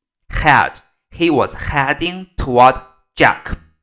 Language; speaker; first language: English; non-native, fluent; Chinese